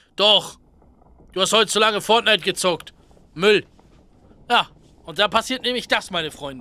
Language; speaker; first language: German; native; German